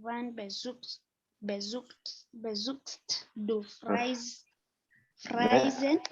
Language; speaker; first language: German; non-native, learner; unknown